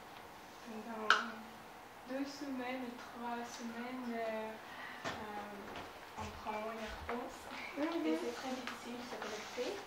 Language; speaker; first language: French; non-native, learner; Russian